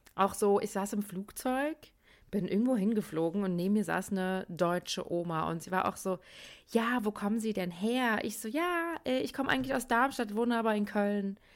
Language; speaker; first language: German; early bilingual, other home language; Persian